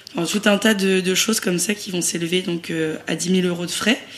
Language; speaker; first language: French; native; French